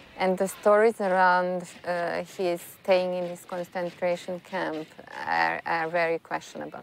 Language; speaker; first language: English; non-native, fluent; Hungarian